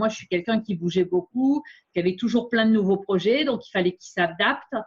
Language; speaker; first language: French; native; French